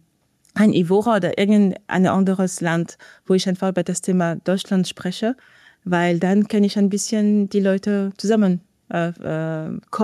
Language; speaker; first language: German; non-native, fluent; French